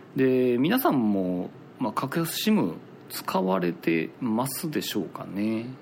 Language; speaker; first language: Japanese; native; Japanese